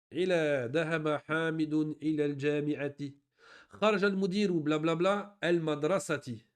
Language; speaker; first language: Arabic; non-native, fluent; French